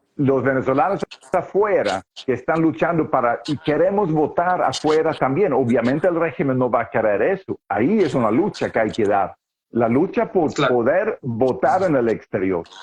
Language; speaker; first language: Spanish; non-native, fluent; Swedish